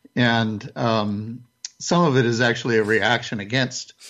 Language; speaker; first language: English; native; English